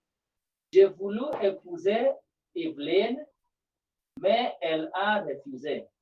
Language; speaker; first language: French; non-native, fluent; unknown